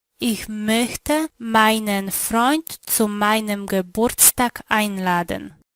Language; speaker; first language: German; non-native, learner; Polish